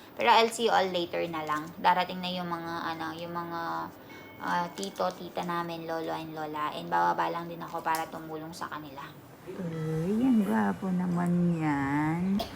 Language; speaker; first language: Filipino; native; Filipino